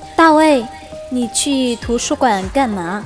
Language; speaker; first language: Chinese; non-native, learner; Vietnamese